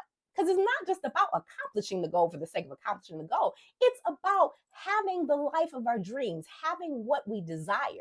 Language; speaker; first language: English; native; English